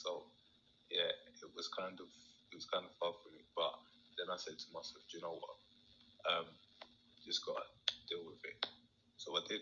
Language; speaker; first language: English; native; English